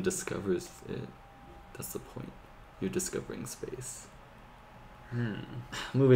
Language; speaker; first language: English; native; English